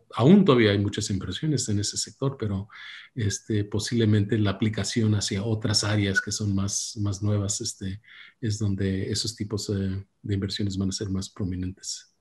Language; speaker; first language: Spanish; early bilingual, heritage; Spanish